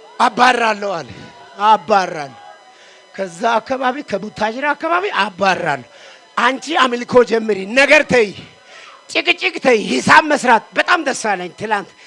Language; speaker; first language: Amharic; non-native, local second language; Wolaytta